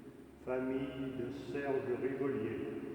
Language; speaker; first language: French; native; French